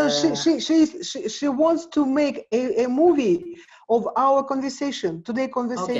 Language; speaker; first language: English; non-native, learner; Russian